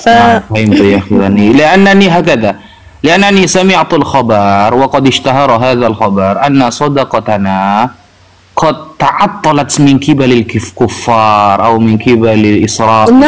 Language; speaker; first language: Arabic; non-native, learner; Indonesian